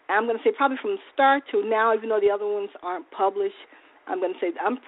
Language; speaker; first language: English; native; English